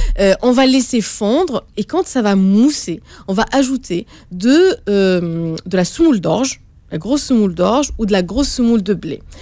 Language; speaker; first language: French; native; French